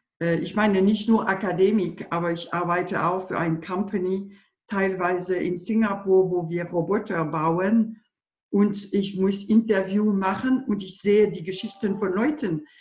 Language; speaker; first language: German; non-native, fluent; French